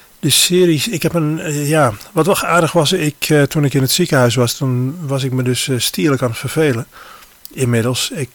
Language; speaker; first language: Dutch; native; Dutch